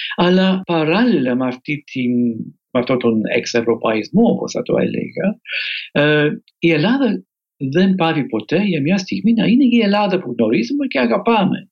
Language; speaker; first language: Greek; non-native, fluent; English